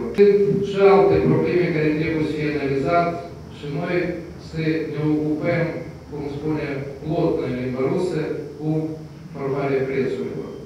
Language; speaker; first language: Romanian; non-native, local second language; Russian